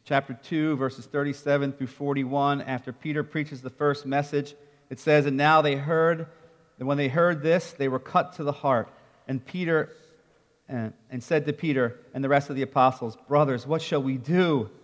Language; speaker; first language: English; native; English